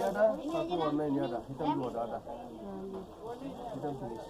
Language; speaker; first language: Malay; non-native, learner; Arabic